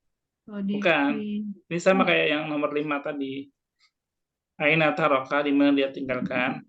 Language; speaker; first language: Indonesian; native; Indonesian